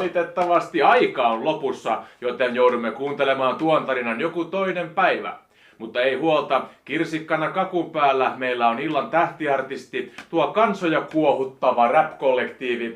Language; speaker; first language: Finnish; native; Finnish